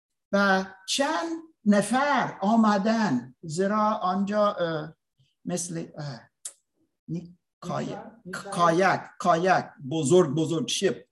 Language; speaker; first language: Persian; non-native, learner; English